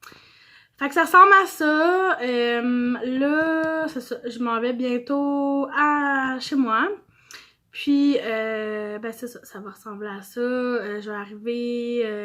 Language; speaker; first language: French; native; French